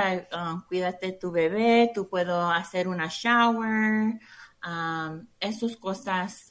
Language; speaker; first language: Spanish; non-native, learner; English